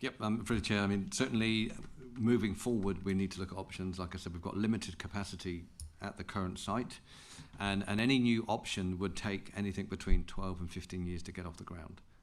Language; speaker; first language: English; native; English